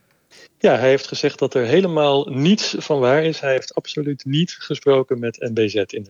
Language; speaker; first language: Dutch; native; Dutch